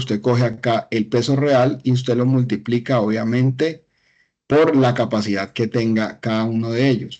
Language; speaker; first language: Spanish; native; Spanish